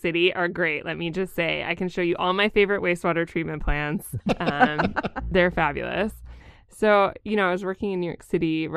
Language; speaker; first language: English; native; English